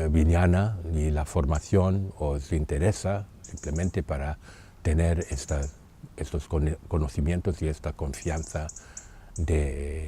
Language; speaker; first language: Spanish; non-native, fluent; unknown